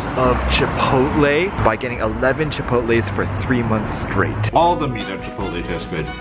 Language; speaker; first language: English; native; English